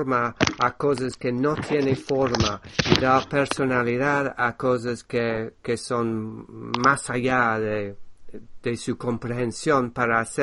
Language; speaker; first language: Spanish; non-native, fluent; English